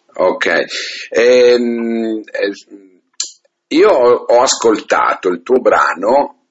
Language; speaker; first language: Italian; early bilingual, other home language; Spanish